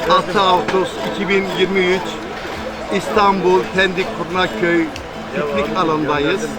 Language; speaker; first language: Turkish; non-native, local second language; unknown